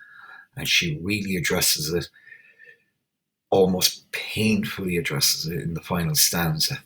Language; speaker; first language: English; native; English